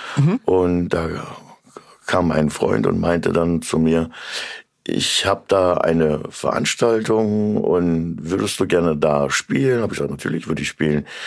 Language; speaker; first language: German; early bilingual, other home language; Turkish